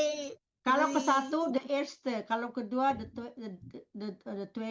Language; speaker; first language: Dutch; non-native, fluent; Indonesian